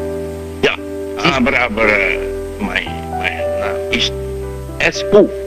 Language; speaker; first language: German; non-native, fluent; Javanese